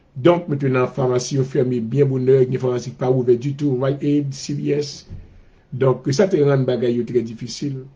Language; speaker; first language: French; native; French